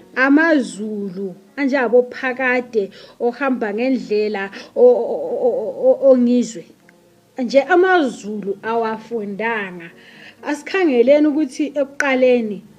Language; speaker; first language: Zulu; native; Zulu